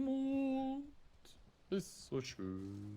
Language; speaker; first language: German; native; German